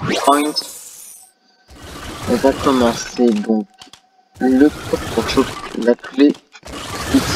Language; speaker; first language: French; native; French